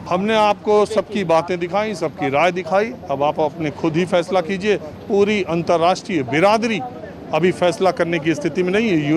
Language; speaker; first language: Hindi; native; Hindi